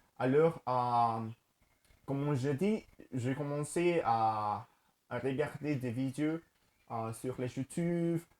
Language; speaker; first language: French; non-native, learner; Spanish